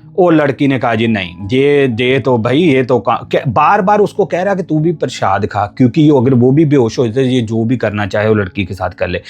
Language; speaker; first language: Hindi; non-native, local second language; Punjabi